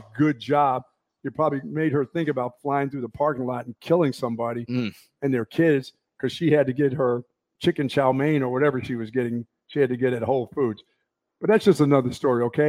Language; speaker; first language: English; native; English